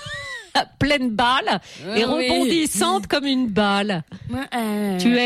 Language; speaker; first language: French; native; French